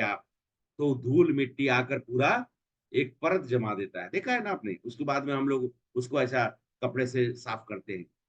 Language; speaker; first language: Hindi; native; Hindi